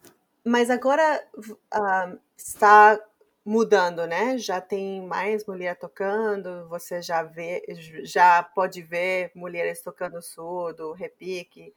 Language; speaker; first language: Portuguese; non-native, fluent; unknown